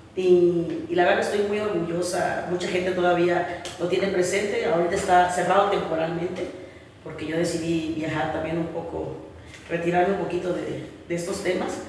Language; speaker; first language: Spanish; native; Spanish